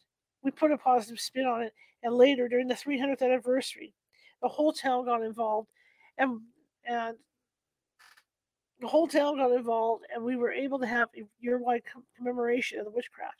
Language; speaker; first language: English; native; English